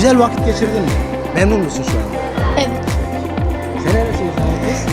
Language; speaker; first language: Turkish; native; Turkish